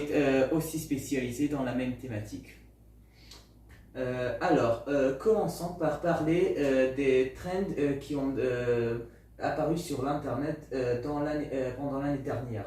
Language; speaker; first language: French; non-native, learner; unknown